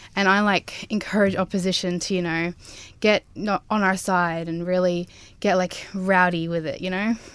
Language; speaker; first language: English; native; English